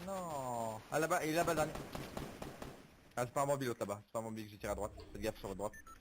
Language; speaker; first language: French; native; French